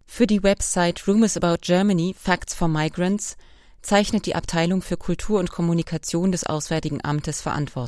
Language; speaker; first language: German; native; German